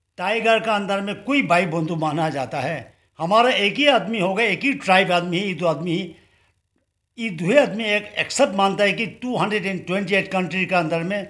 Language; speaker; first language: Hindi; non-native, local second language; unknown